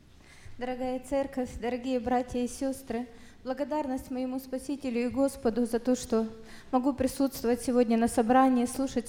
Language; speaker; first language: Russian; native; Russian